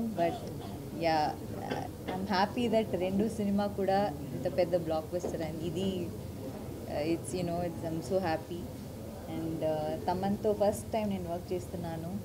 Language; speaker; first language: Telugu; non-native, local second language; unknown